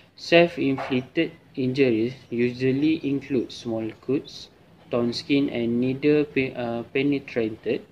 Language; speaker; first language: English; non-native, local second language; Malay